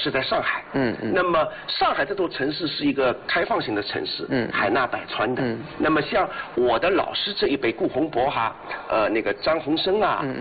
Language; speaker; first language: Chinese; non-native, local second language; Wu Chinese